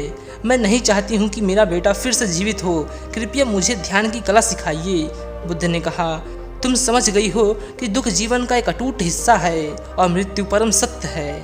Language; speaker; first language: Hindi; native; Hindi